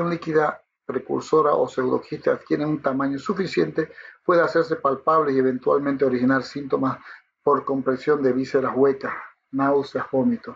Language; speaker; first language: Spanish; native; Spanish